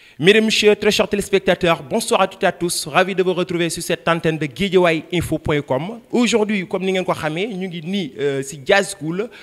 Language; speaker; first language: French; non-native, local second language; Wolof